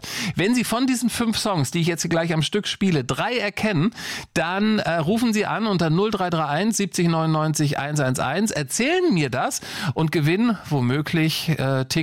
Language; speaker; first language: German; native; German